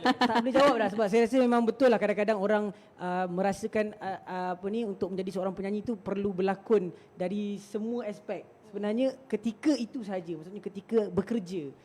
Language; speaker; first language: Malay; native; Malay